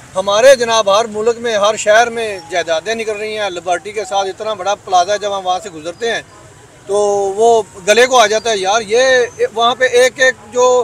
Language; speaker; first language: Urdu; non-native, local second language; Punjabi